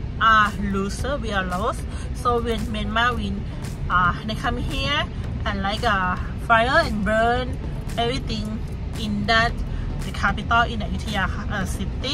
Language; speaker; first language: English; non-native, learner; Thai